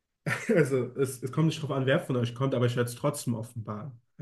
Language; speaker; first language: German; native; German